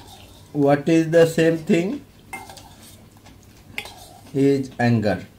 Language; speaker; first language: English; non-native, local second language; Hindi